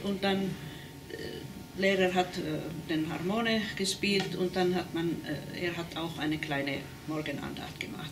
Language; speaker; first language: German; non-native, fluent; Finnish